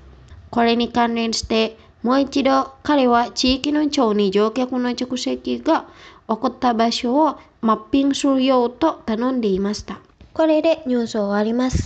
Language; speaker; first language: Japanese; non-native, fluent; Indonesian